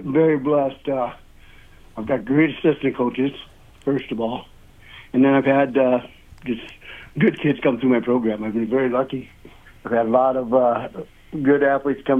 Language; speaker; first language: English; native; English